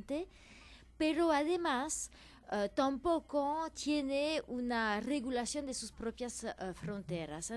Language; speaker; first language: Spanish; non-native, fluent; French